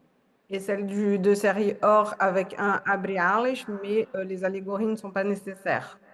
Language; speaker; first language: French; non-native, fluent; Portuguese